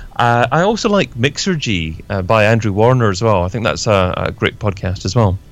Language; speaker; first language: English; native; English